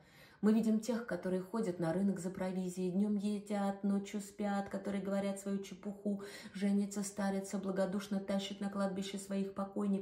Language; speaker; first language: Russian; native; Russian